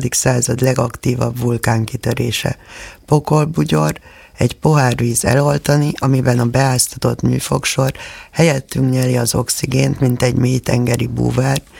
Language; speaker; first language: Hungarian; native; Hungarian